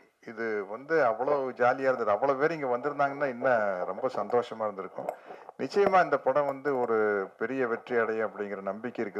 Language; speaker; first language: Tamil; native; Tamil